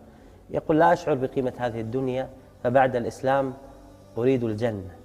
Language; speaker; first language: Arabic; native; Arabic